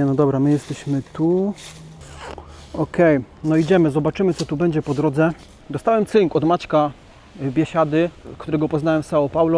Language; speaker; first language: Polish; native; Polish